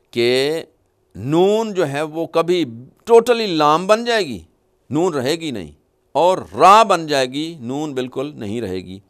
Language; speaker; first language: Urdu; non-native, local second language; Punjabi